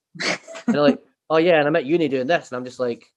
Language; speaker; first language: English; native; English